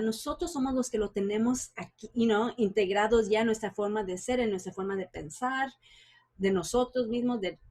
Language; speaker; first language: Spanish; early bilingual, heritage; Spanish